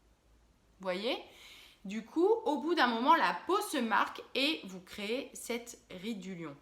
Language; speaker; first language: French; native; French